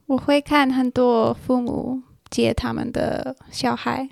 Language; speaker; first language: Chinese; non-native, learner; English